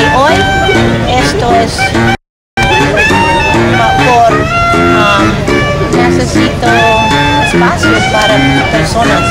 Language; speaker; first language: Spanish; non-native, learner; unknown